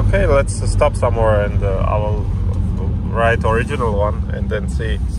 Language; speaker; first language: English; non-native, fluent; Georgian